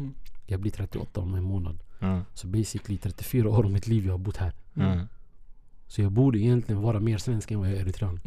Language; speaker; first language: Swedish; early bilingual, other home language; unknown